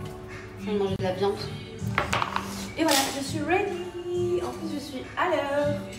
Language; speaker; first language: French; native; French